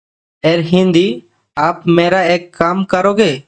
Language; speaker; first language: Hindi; non-native, learner; Bangla